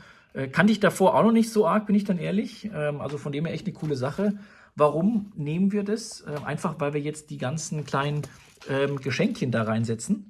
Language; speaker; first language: German; native; German